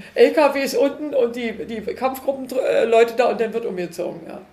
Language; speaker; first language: German; native; German